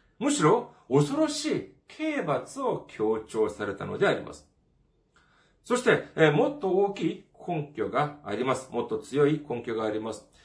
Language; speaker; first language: Japanese; non-native, fluent; Korean